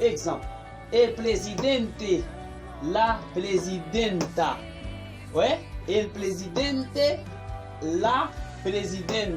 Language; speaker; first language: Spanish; non-native, fluent; Haitian Creole